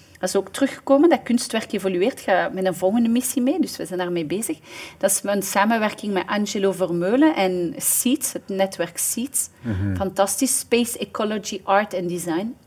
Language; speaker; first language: Dutch; native; Dutch